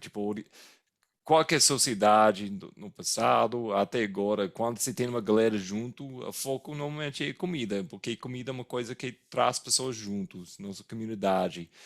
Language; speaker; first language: Portuguese; non-native, fluent; English